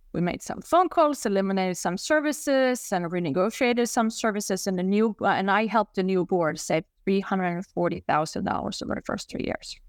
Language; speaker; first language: English; non-native, fluent; Swedish